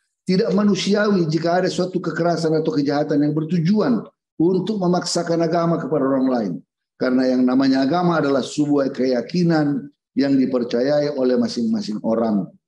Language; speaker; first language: Indonesian; native; Indonesian